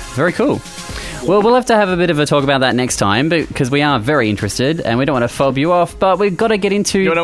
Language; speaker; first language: English; native; English